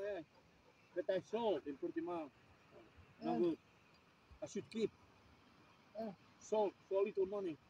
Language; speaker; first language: English; non-native, learner; Spanish